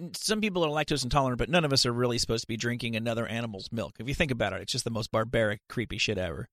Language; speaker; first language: English; native; English